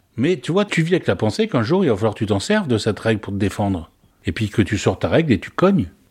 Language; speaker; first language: French; native; French